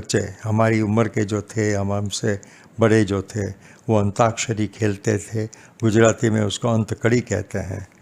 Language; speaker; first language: Hindi; non-native, local second language; Gujarati